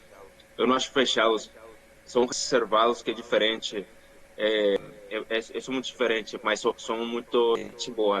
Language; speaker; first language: Portuguese; non-native, fluent; Spanish